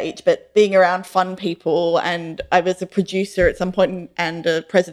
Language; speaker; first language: English; native; English